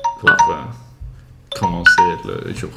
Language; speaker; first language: French; non-native, learner; Swedish